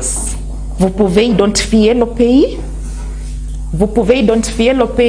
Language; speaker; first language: French; non-native, fluent; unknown